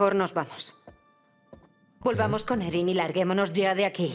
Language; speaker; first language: Spanish; native; Spanish